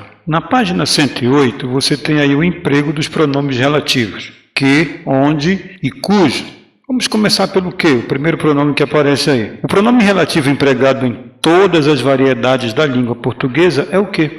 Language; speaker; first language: Portuguese; native; Portuguese